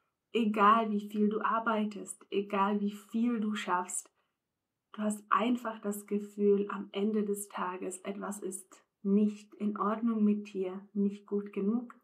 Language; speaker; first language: German; non-native, fluent; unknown